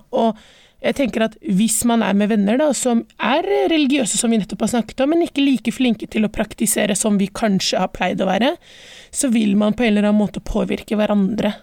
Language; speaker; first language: Norwegian; early bilingual, other home language; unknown